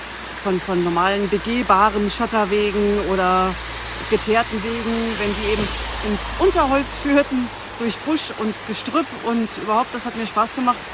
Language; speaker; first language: German; native; German